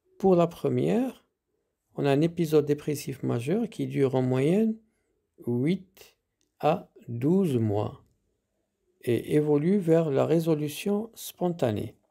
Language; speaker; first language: French; non-native, local second language; Arabic